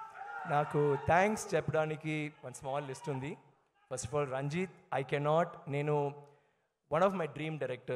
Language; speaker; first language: Telugu; non-native, fluent; Tamil